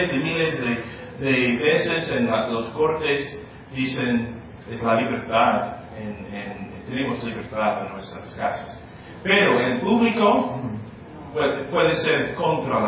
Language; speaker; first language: Spanish; non-native, fluent; English